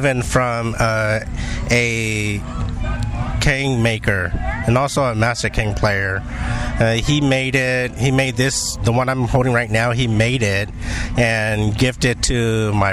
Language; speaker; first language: English; native; English